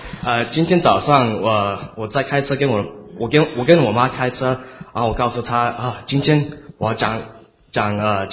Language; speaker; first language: Chinese; early bilingual, heritage; Chinese